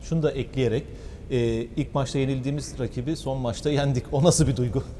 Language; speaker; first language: Turkish; native; Turkish